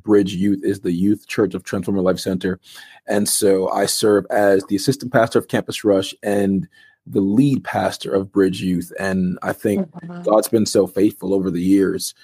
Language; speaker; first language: English; native; English